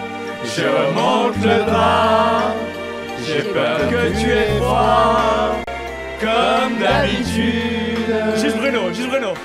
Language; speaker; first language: French; native; French